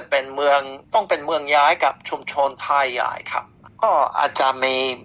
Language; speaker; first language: Thai; non-native, fluent; English